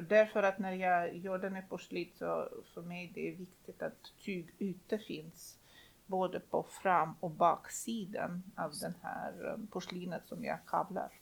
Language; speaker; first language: Swedish; non-native, fluent; Russian